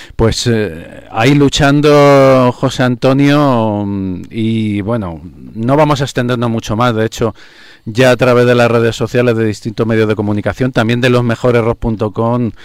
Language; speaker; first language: Spanish; native; Spanish